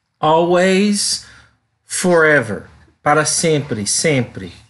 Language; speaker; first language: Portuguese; non-native, learner; English